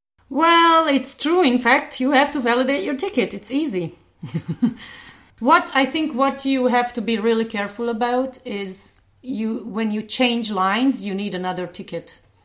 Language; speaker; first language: English; non-native, fluent; Hungarian